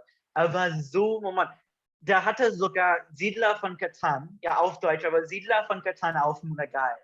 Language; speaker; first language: German; non-native, fluent; English